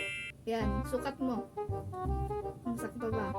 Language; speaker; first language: Filipino; native; Filipino